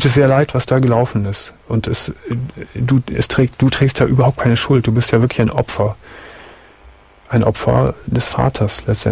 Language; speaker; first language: German; native; German